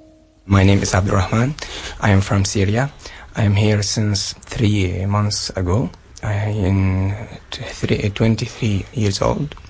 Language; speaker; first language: English; non-native, learner; Arabic